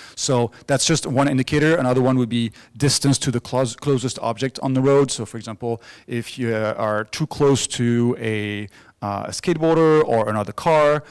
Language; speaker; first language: English; non-native, fluent; French